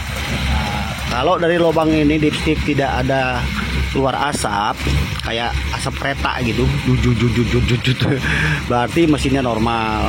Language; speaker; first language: Indonesian; native; Indonesian